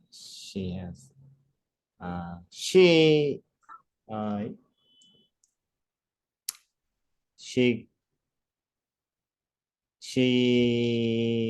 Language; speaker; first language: English; non-native, learner; Korean